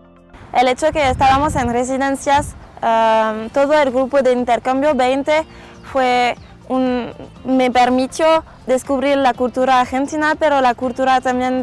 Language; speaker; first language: Spanish; non-native, fluent; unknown